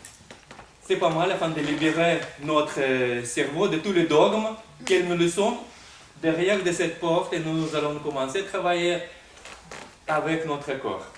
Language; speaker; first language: French; non-native, fluent; Russian